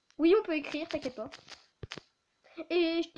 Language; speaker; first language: French; native; French